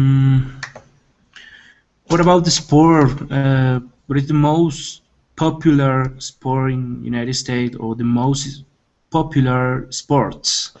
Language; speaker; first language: English; non-native, learner; Spanish